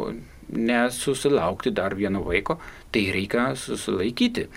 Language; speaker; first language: Lithuanian; non-native, fluent; German